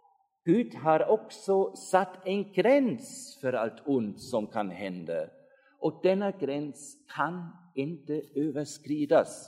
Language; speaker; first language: Swedish; non-native, fluent; German